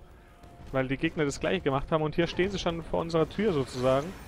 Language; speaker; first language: German; native; German